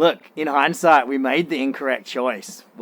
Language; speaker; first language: English; native; English